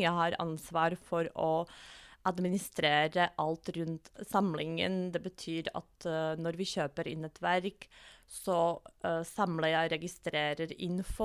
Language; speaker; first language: Norwegian; non-native, fluent; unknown